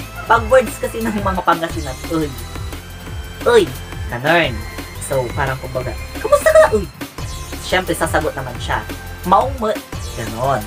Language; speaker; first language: Filipino; non-native, local second language; Pangasinan